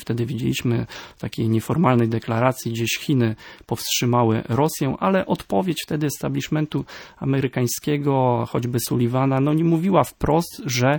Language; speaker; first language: Polish; native; Polish